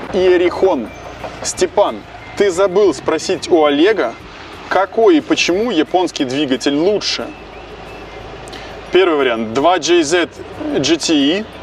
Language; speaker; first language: Russian; native; Russian